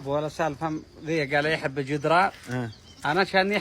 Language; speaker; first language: Arabic; native; Arabic